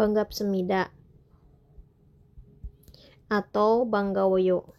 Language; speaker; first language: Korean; non-native, fluent; Indonesian